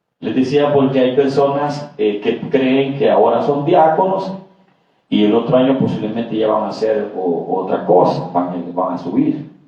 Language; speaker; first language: Spanish; native; Spanish